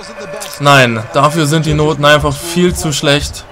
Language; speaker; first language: German; native; German